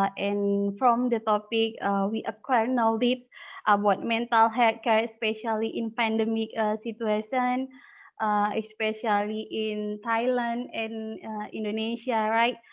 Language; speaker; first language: English; non-native, learner; Indonesian